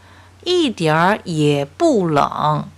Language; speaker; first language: Chinese; non-native, fluent; Korean